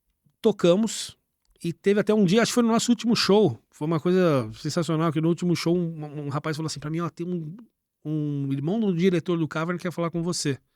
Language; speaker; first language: Portuguese; native; Portuguese